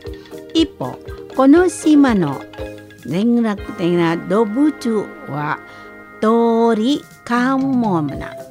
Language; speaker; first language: Japanese; non-native, fluent; Indonesian